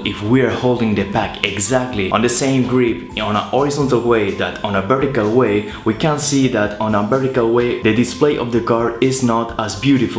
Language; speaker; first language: English; non-native, fluent; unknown